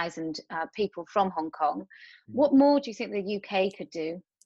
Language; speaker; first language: English; native; English